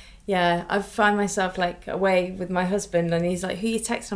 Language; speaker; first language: English; native; English